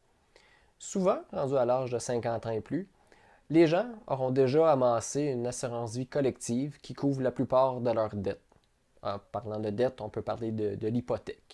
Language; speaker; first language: French; native; French